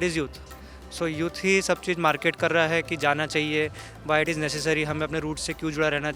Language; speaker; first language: Hindi; native; Hindi